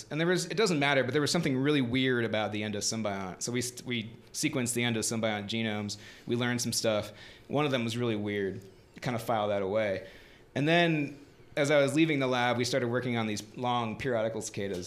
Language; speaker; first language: English; native; English